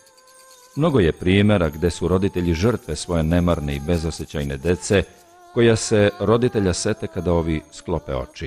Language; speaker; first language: Serbian; native; Serbian